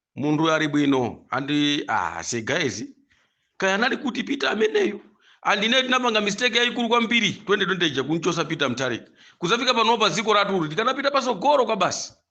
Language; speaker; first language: Nyanja; non-native, local second language; Tumbuka